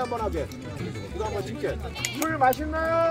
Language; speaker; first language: Korean; native; Korean